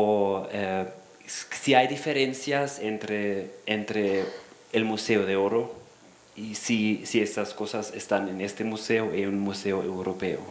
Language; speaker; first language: Spanish; non-native, fluent; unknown